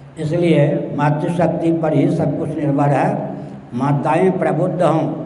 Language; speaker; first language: Hindi; non-native, local second language; Maithili